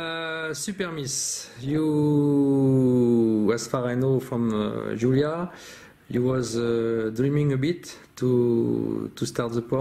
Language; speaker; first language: English; non-native, fluent; French